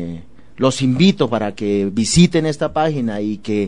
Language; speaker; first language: Spanish; native; Spanish